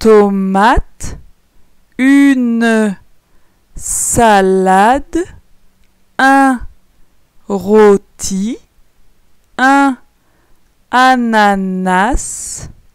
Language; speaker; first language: French; native; French